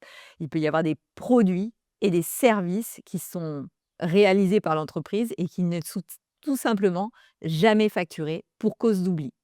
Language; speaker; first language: French; native; French